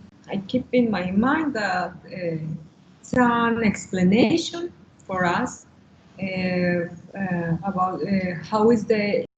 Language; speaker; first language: English; non-native, learner; Spanish